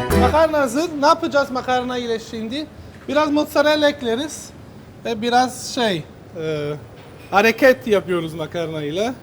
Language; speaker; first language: Turkish; non-native, learner; Italian